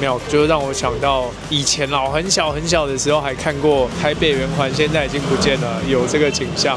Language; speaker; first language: Chinese; native; Chinese